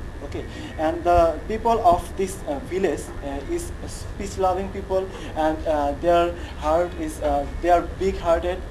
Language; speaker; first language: English; non-native, learner; Bangla